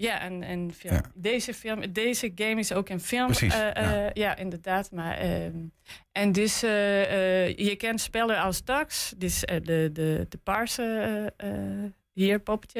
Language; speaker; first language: Dutch; non-native, learner; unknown